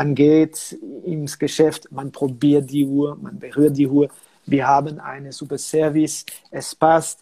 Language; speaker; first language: German; non-native, local second language; French